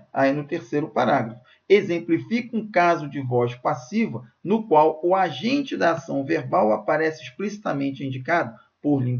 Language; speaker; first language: Portuguese; native; Portuguese